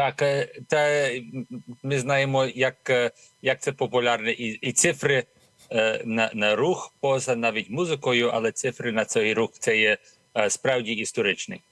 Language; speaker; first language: Ukrainian; early bilingual, heritage; Ukrainian